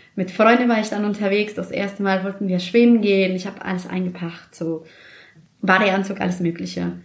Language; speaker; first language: German; non-native, fluent; Spanish